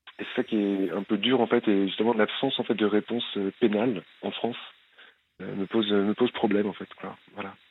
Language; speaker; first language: French; native; French